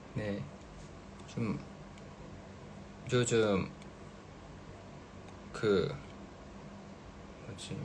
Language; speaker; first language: Korean; non-native, fluent; Thai